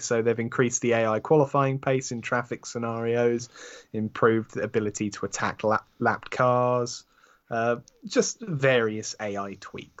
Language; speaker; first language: English; native; English